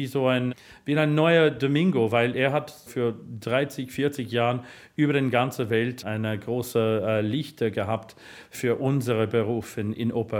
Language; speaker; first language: German; non-native, fluent; English